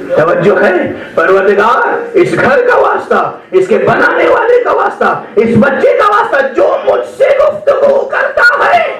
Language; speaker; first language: Urdu; native; Urdu